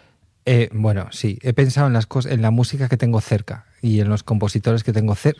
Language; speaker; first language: Spanish; native; Spanish